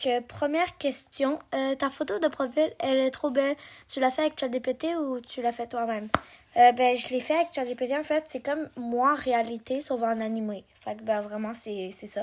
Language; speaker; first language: French; native; French